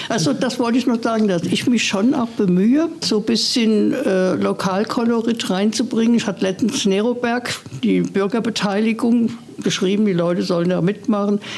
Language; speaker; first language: German; native; German